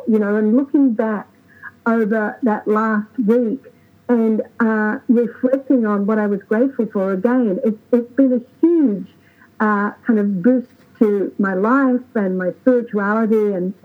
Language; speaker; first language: English; native; English